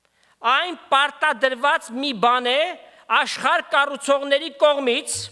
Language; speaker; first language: Armenian; native; Armenian